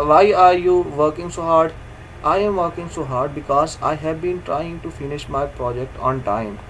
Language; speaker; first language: English; non-native, local second language; Urdu